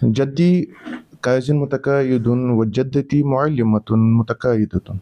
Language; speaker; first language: Arabic; non-native, learner; Kashmiri